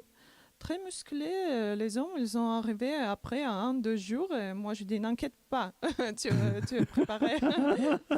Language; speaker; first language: French; non-native, learner; Macedonian